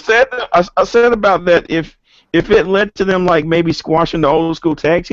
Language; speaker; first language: English; native; English